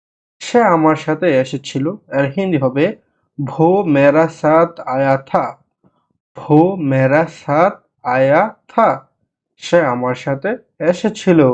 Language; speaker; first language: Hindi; non-native, learner; Bangla